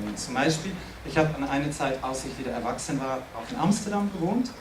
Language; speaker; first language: German; non-native, fluent; French